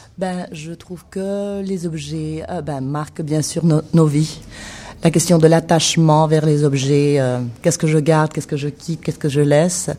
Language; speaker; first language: French; non-native, fluent; Spanish